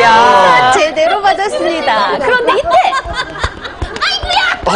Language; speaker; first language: Korean; native; Korean